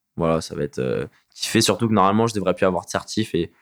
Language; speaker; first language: French; native; French